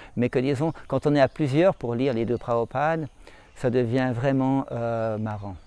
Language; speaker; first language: French; native; French